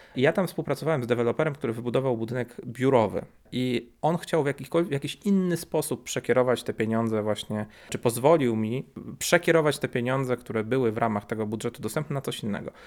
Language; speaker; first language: Polish; native; Polish